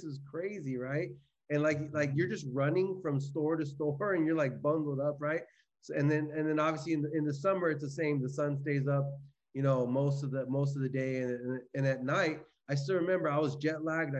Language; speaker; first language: English; native; English